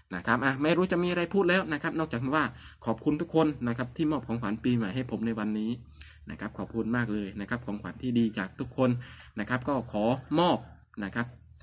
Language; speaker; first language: Thai; non-native, local second language; Northern Khmer